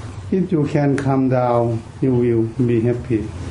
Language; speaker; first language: English; non-native, learner; Thai